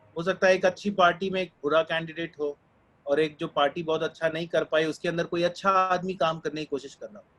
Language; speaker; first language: Hindi; native; Hindi